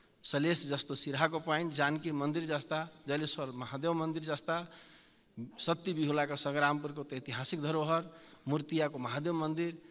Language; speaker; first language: Nepali; non-native, local second language; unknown